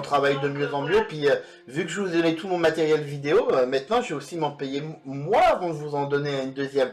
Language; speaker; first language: French; native; French